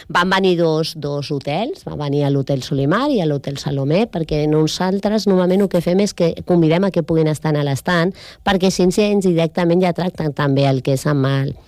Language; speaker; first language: Catalan; native; Catalan